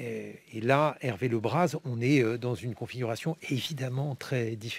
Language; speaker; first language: French; native; French